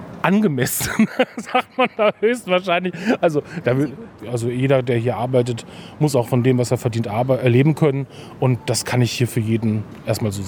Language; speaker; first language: German; native; German